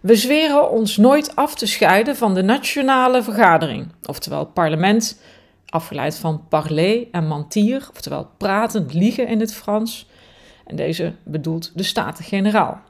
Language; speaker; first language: Dutch; native; Dutch